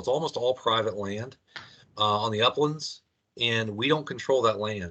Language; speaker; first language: English; native; English